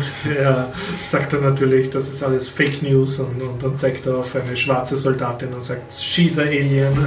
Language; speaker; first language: German; native; German